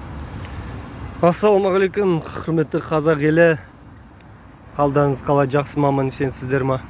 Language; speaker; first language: Kazakh; native; Kazakh